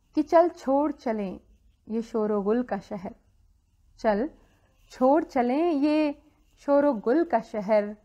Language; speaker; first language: Hindi; native; Hindi